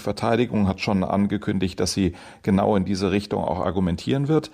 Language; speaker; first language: German; native; German